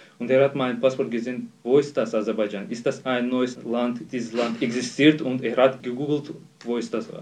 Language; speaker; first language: German; non-native, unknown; Azerbaijani